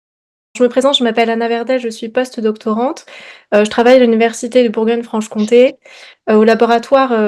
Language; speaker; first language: French; native; French